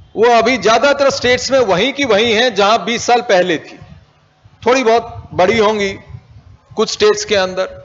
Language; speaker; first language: Hindi; native; Hindi